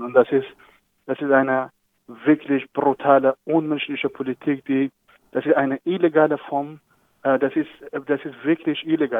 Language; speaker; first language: German; non-native, fluent; Persian